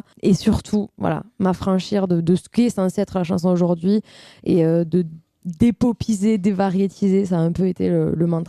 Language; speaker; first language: French; native; French